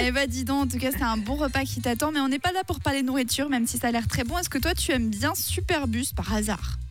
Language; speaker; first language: French; native; French